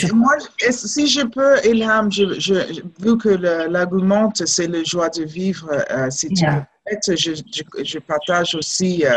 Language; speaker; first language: French; non-native, fluent; English